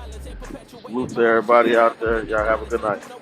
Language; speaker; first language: English; native; English